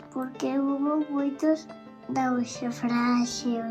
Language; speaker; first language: Galician; non-native, local second language; Spanish